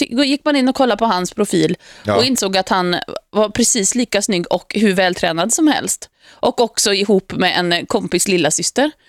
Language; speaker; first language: Swedish; native; Swedish